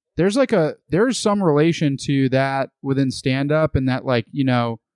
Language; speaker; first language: English; native; English